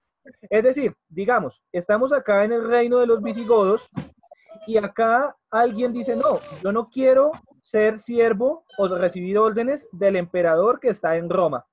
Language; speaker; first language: Spanish; native; Spanish